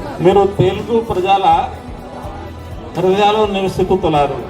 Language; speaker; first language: Telugu; non-native, learner; Hindi